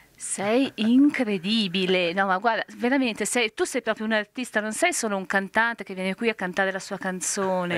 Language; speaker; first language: Italian; native; Italian